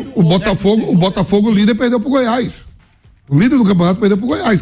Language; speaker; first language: Portuguese; native; Portuguese